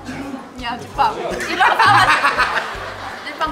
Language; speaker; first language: Indonesian; non-native, learner; Korean